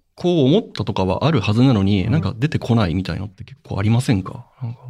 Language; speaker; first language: Japanese; native; Japanese